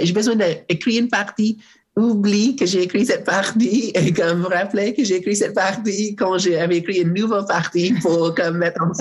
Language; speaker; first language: French; non-native, learner; English